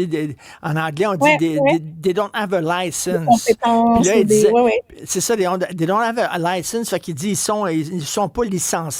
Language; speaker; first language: French; native; French